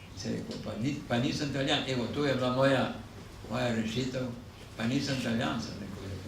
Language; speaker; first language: Slovenian; native; Slovenian